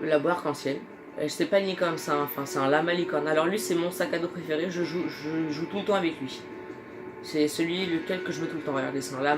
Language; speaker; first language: French; native; French